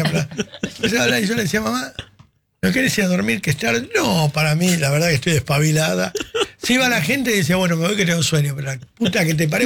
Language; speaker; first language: Spanish; native; Spanish